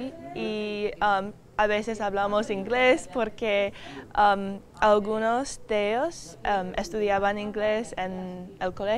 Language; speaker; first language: Spanish; non-native, learner; English